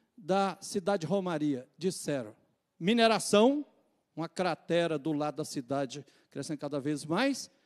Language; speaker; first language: Portuguese; native; Portuguese